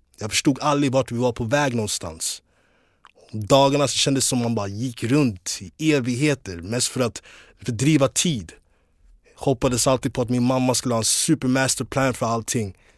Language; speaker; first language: Swedish; early bilingual, other home language; English